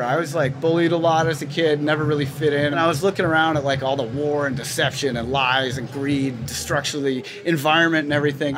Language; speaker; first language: English; native; English